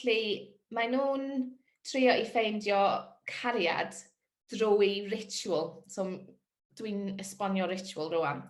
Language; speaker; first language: Welsh; non-native, local second language; English